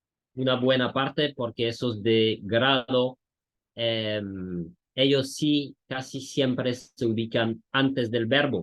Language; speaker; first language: Spanish; non-native, fluent; French